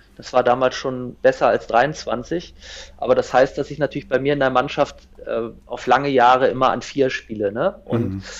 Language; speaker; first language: German; native; German